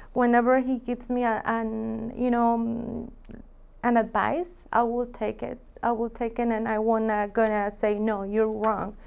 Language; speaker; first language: English; non-native, fluent; Spanish